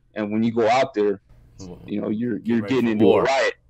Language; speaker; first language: English; native; English